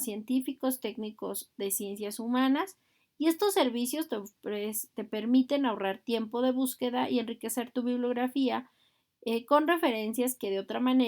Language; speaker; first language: Spanish; native; Spanish